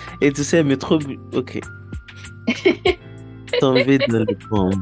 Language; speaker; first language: French; non-native, learner; Yoruba